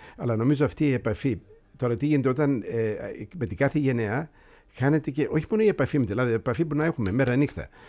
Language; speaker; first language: Greek; early bilingual, heritage; Greek